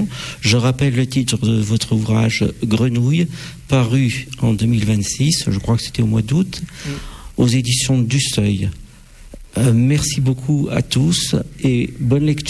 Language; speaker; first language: French; native; French